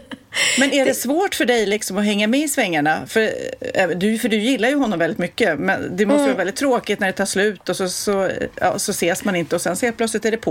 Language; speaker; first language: Swedish; native; Swedish